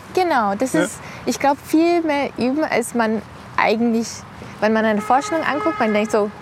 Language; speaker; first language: German; non-native, fluent; English